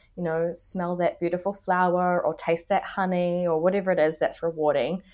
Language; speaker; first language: English; native; English